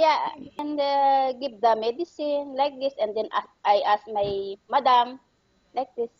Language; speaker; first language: English; non-native, learner; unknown